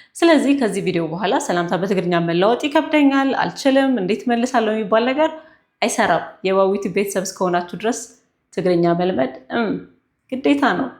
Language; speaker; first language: Amharic; non-native, local second language; Tigrinya